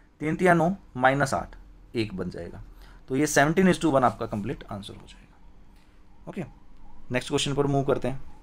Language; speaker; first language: Hindi; native; Hindi